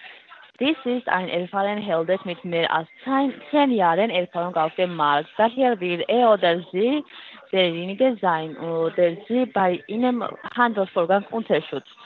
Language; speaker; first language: German; non-native, learner; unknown